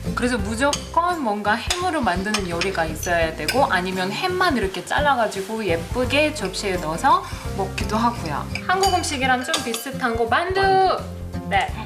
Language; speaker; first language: Korean; non-native, fluent; Russian